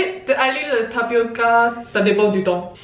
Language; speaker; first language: French; non-native, learner; Chinese